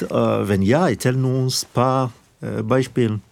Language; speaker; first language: German; non-native, fluent; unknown